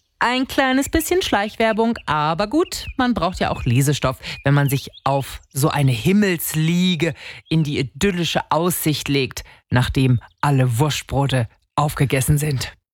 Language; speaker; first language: German; native; German